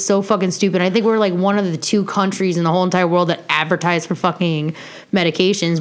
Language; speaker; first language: English; native; English